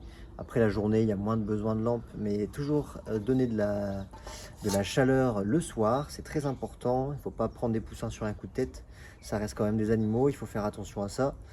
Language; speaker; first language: French; native; French